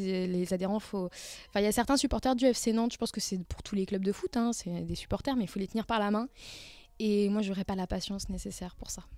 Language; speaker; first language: French; native; French